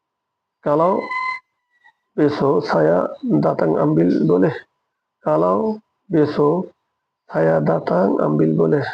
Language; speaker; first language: Indonesian; non-native, fluent; Bangla